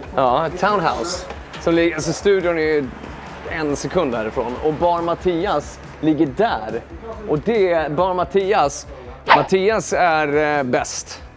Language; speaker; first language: Swedish; native; Swedish